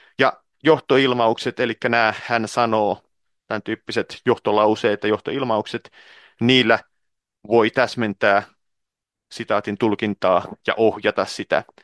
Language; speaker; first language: Finnish; native; Finnish